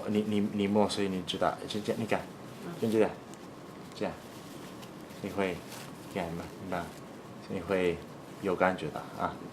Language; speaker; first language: Chinese; non-native, learner; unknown